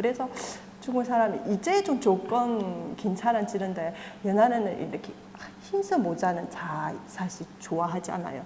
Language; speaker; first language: Korean; non-native, fluent; Chinese